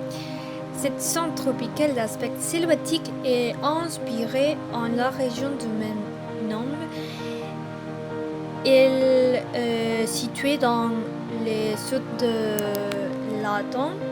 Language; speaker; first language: French; non-native, learner; Spanish